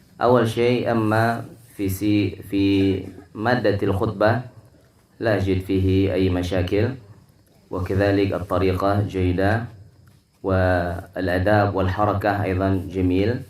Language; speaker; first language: Arabic; non-native, fluent; Indonesian